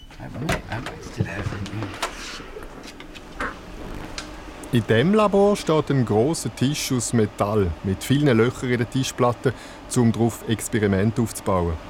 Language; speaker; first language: German; native; German